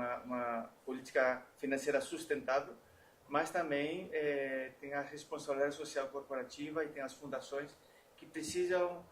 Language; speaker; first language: Portuguese; non-native, fluent; Spanish